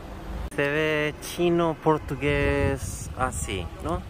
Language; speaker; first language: Spanish; non-native, fluent; Korean